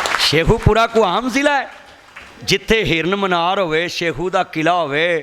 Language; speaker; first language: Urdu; non-native, local second language; Punjabi